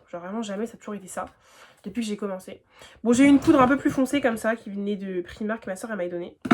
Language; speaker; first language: French; native; French